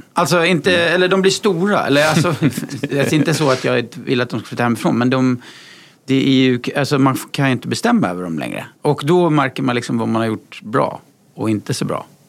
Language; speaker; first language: Swedish; native; Swedish